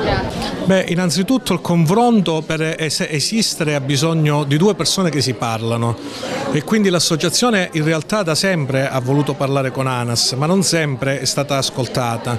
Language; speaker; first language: Italian; native; Italian